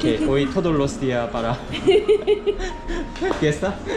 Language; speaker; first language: Spanish; non-native, learner; Korean